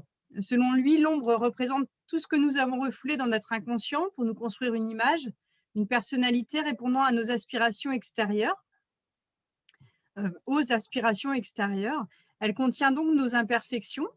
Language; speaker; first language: French; native; French